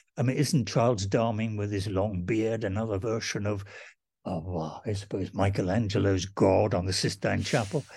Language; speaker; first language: English; native; English